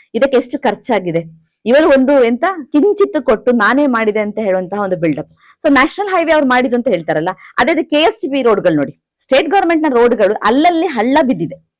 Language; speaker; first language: Kannada; native; Kannada